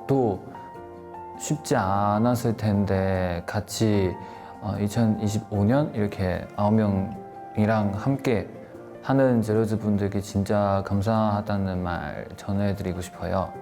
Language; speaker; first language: Korean; non-native, fluent; Chinese